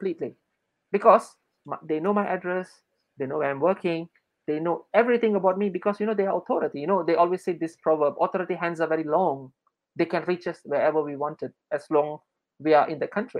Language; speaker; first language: English; non-native, local second language; Malay